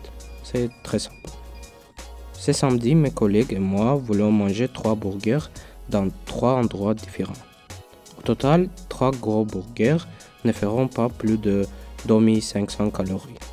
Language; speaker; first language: French; non-native, learner; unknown